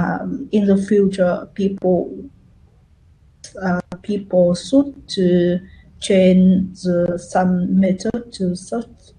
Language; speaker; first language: English; non-native, learner; Vietnamese